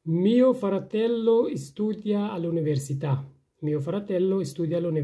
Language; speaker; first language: Italian; non-native, fluent; Persian